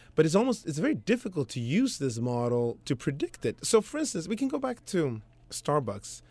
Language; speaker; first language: English; early bilingual, other home language; Swedish